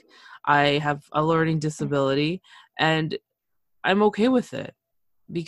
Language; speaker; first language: English; early bilingual, other home language; Spanish